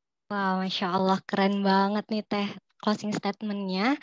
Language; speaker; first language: Indonesian; native; Indonesian